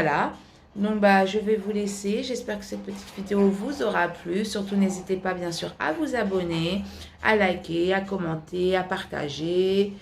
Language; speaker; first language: French; native; French